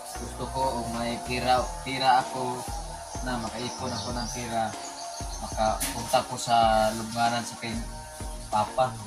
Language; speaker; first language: Filipino; non-native, local second language; Cebuano